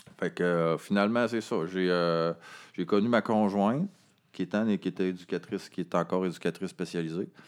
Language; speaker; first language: French; native; French